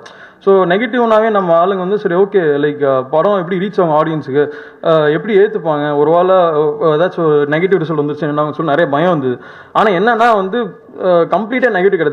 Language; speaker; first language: Tamil; native; Tamil